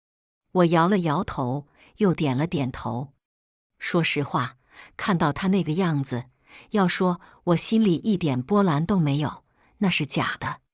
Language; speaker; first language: Chinese; native; Chinese